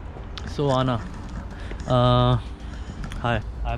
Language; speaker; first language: English; non-native, learner; Hindi